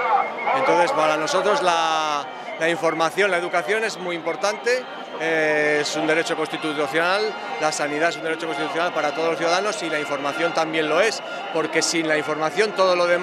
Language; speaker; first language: Spanish; native; Spanish